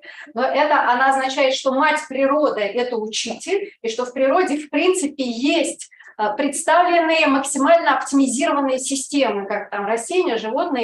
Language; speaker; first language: Russian; native; Russian